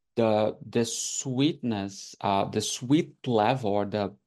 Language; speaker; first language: English; non-native, fluent; Portuguese